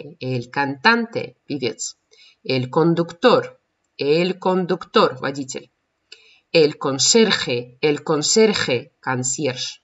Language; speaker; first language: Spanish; non-native, fluent; Russian